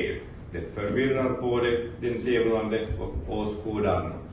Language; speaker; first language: Swedish; non-native, learner; Finnish